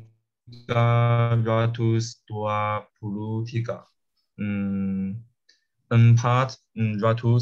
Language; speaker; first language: Indonesian; non-native, learner; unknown